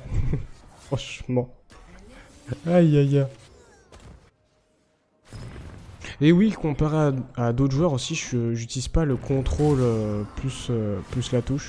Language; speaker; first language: French; native; French